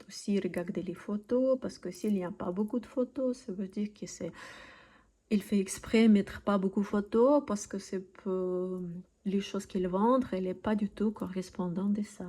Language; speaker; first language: French; non-native, learner; Russian